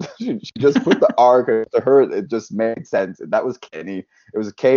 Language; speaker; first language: English; non-native, fluent; French